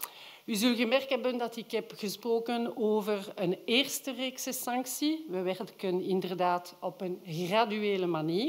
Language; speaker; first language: Dutch; non-native, local second language; French